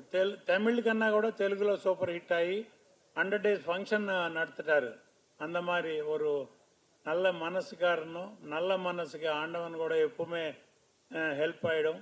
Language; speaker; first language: Tamil; non-native, learner; Telugu